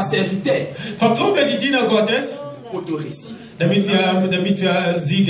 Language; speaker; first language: German; non-native, learner; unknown